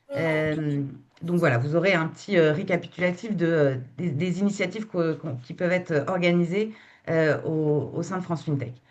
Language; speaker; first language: French; native; French